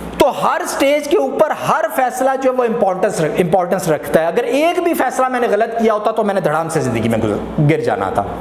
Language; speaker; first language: Urdu; non-native, local second language; Punjabi